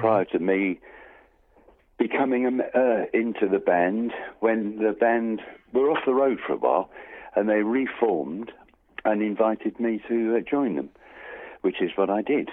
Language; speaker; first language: English; native; English